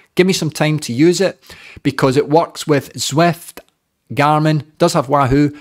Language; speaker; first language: English; native; English